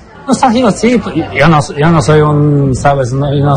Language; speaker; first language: Spanish; non-native, learner; Polish